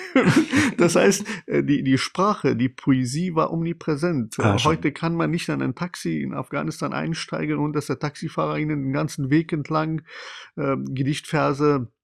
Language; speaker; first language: German; non-native, fluent; Persian